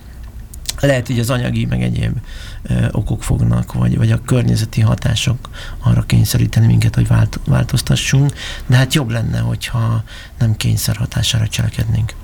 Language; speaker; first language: Hungarian; native; Hungarian